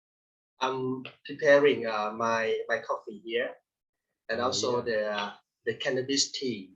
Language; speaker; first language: English; non-native, fluent; Thai